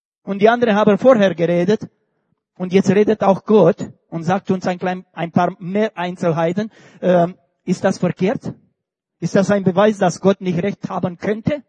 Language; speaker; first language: German; non-native, fluent; Romanian